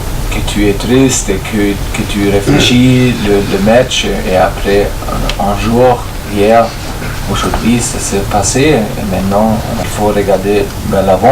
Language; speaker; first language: French; non-native, fluent; German